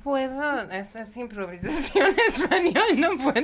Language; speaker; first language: Spanish; non-native, learner; Persian